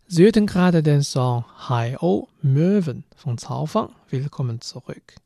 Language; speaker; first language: German; non-native, fluent; Chinese